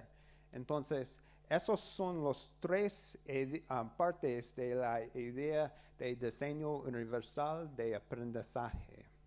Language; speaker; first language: Spanish; non-native, learner; English